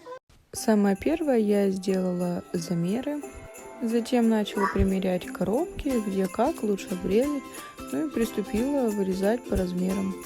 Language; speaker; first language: Russian; native; Russian